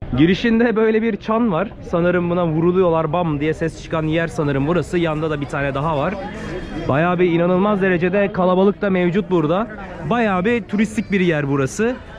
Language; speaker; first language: Turkish; native; Turkish